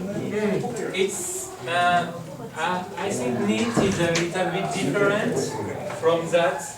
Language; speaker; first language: English; non-native, fluent; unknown